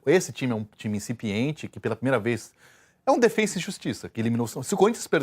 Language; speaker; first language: Portuguese; native; Portuguese